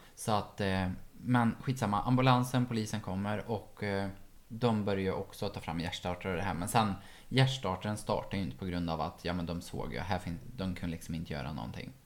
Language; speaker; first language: Swedish; native; Swedish